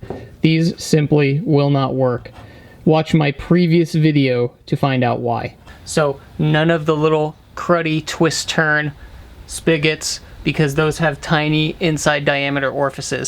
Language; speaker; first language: English; native; English